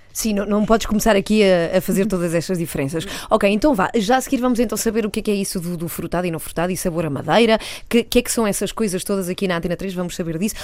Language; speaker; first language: Portuguese; native; Portuguese